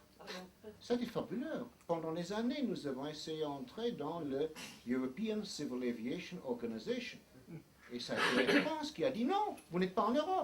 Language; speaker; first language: French; non-native, fluent; English